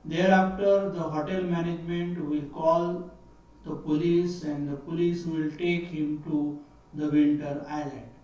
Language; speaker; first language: English; non-native, local second language; Marathi